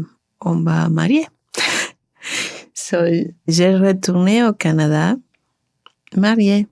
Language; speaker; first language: French; non-native, learner; Spanish